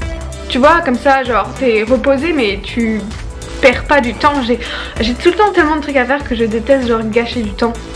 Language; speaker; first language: French; native; French